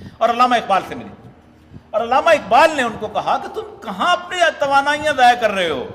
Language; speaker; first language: Urdu; non-native, local second language; Punjabi